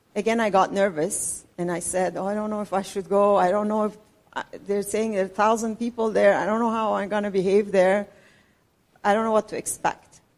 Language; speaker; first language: English; non-native, fluent; Persian